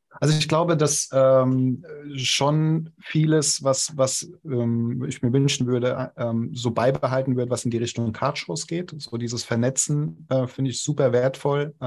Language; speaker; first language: German; non-native, local second language; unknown